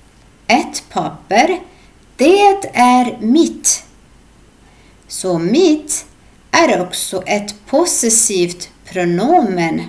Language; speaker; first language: Swedish; non-native, fluent; Arabic